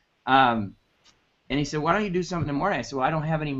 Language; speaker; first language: English; native; English